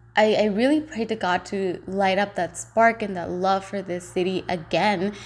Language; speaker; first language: English; non-native, fluent; Spanish